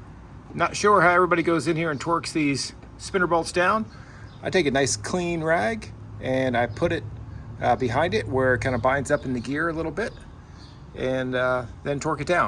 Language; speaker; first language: English; native; English